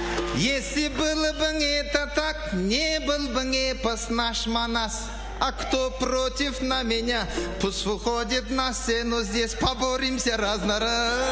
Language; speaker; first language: Russian; non-native, local second language; Kyrgyz